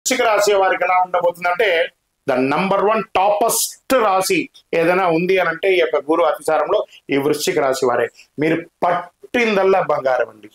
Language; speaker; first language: Telugu; native; Telugu